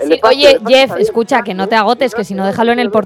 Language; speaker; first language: Spanish; native; Spanish